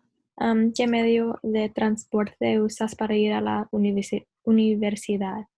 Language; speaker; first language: Spanish; non-native, learner; English